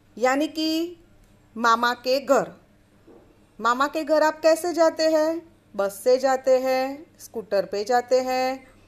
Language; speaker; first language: Hindi; non-native, local second language; Gujarati